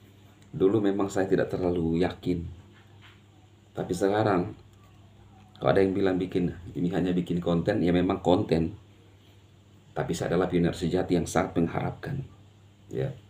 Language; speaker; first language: Indonesian; native; Indonesian